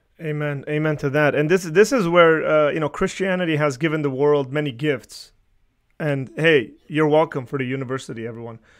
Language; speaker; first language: English; early bilingual, other home language; Armenian